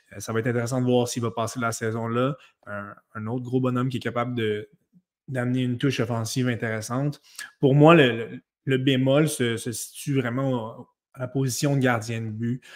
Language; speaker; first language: French; native; French